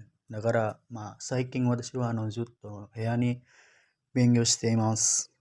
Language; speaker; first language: Japanese; non-native, learner; Indonesian